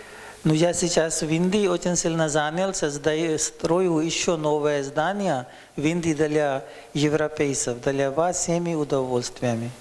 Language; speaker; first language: Russian; non-native, learner; Hindi